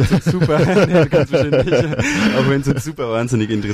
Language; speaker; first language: German; native; German